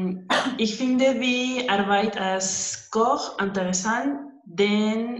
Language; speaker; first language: German; non-native, learner; Spanish